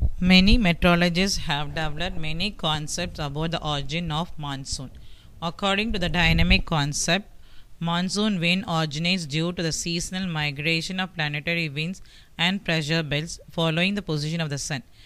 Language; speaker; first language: English; non-native, local second language; Tamil